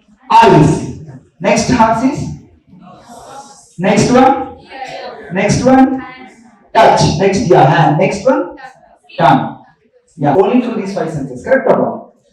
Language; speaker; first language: English; non-native, local second language; Telugu